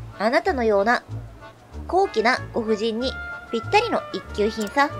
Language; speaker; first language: Japanese; native; Japanese